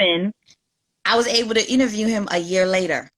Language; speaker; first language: English; native; English